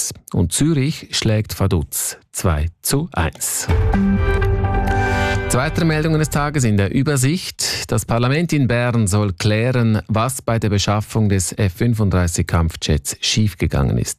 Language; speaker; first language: German; native; German